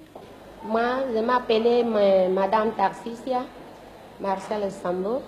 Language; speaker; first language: French; non-native, learner; Spanish